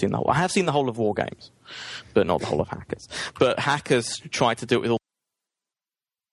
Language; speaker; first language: English; native; English